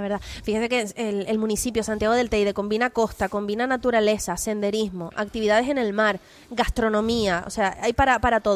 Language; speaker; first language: Spanish; native; Spanish